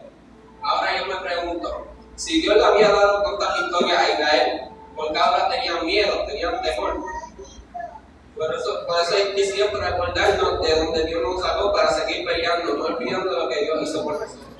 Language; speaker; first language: Spanish; native; Spanish